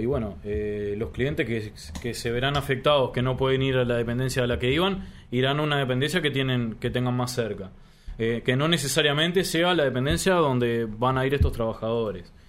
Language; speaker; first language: Spanish; native; Spanish